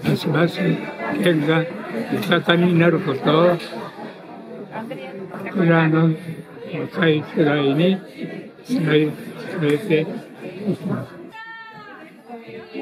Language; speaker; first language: Japanese; early bilingual, heritage; Spanish